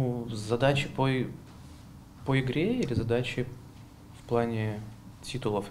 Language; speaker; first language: Russian; native; Russian